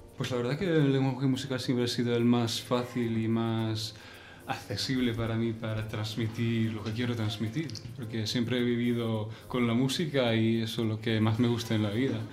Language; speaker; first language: Spanish; non-native, fluent; Ukrainian